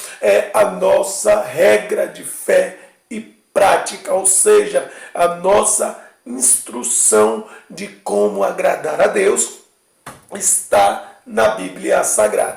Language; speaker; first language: Portuguese; native; Portuguese